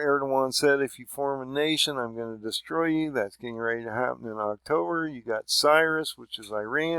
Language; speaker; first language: English; native; English